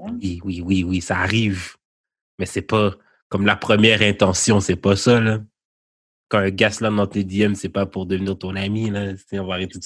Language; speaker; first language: French; native; French